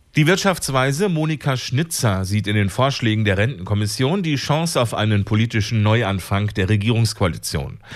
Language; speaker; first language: German; native; German